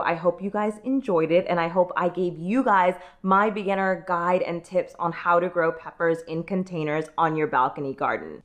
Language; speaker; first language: English; native; English